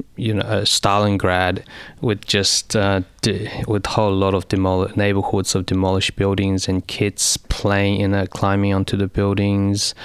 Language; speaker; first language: English; early bilingual, other home language; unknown